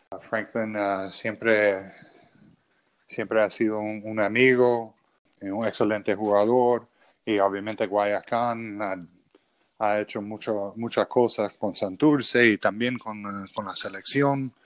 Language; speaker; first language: Spanish; early bilingual, other home language; English